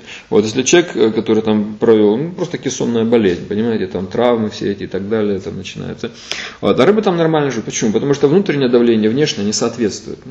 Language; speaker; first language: Russian; native; Russian